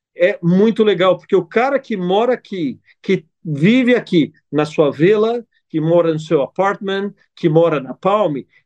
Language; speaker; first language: Portuguese; non-native, fluent; Italian